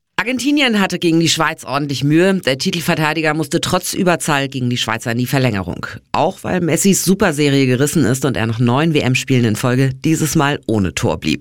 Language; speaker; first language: German; native; German